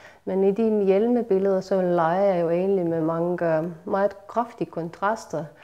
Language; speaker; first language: Danish; non-native, fluent; Estonian